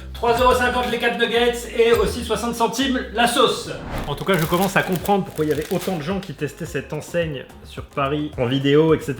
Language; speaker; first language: French; native; French